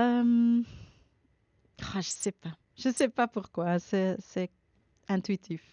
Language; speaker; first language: French; non-native, learner; Dutch